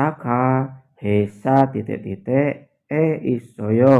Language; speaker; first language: Korean; non-native, learner; Indonesian